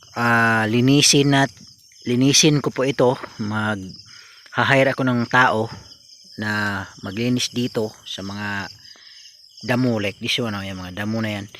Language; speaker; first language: Filipino; non-native, local second language; Cebuano